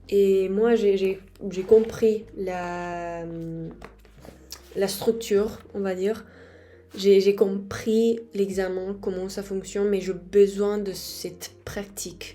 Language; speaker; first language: French; non-native, fluent; Spanish